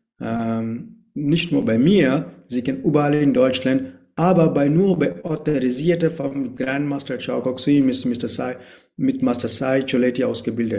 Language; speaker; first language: German; non-native, fluent; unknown